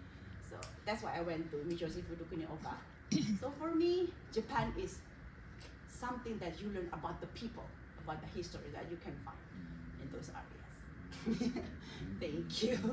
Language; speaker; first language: English; non-native, fluent; Indonesian